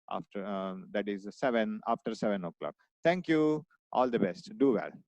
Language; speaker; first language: English; non-native, local second language; Kannada